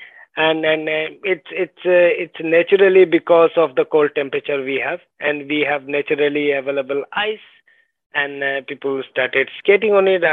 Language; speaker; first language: English; non-native, local second language; Ladakhi